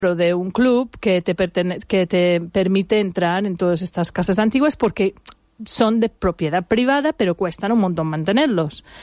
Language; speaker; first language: Spanish; non-native, fluent; English